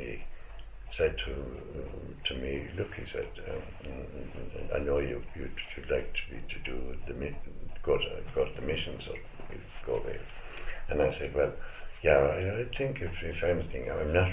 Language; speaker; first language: English; native; English